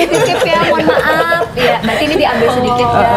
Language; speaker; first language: Indonesian; native; Indonesian